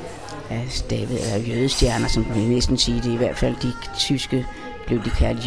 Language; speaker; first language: Danish; native; Danish